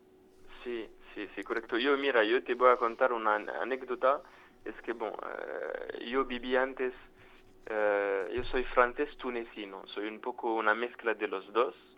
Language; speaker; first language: Spanish; non-native, fluent; French